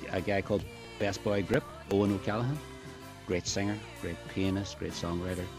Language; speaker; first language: English; native; English